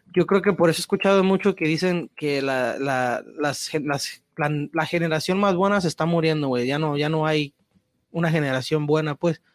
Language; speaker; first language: Spanish; early bilingual, heritage; Spanish